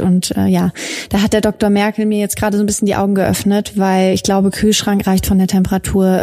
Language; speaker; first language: German; native; German